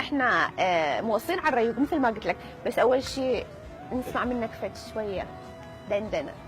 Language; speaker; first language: Arabic; native; Arabic